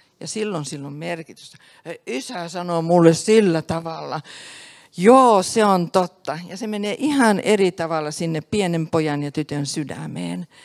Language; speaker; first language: Finnish; native; Finnish